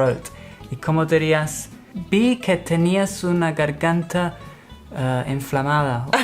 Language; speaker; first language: Spanish; non-native, fluent; English